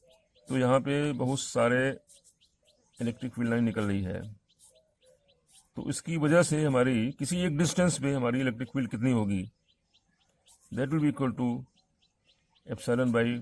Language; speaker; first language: Hindi; native; Hindi